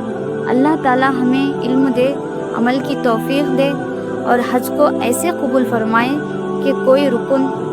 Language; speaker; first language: Urdu; native; Urdu